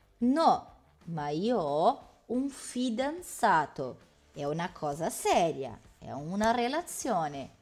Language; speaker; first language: Italian; non-native, fluent; Portuguese